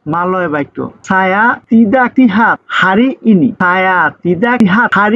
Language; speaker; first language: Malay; non-native, fluent; Bangla